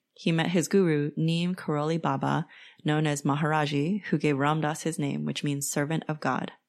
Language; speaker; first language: English; native; English